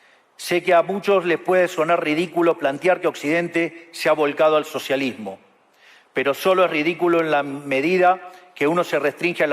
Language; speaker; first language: Spanish; native; Spanish